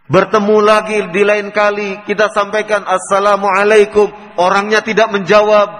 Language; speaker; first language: Indonesian; native; Indonesian